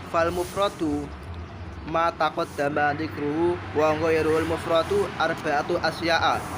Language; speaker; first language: Arabic; non-native, learner; Indonesian